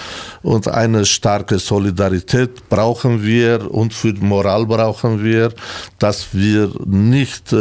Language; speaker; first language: German; non-native, learner; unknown